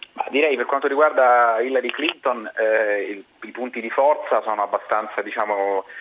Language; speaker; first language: Italian; native; Italian